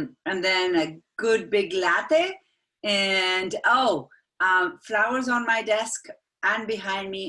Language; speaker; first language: English; non-native, fluent; Spanish